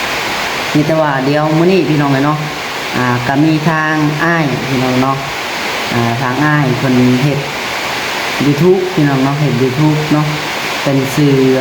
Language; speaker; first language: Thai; non-native, local second language; Lao